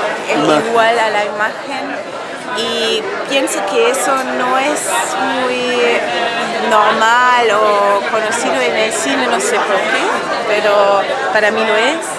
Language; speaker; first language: Spanish; non-native, fluent; German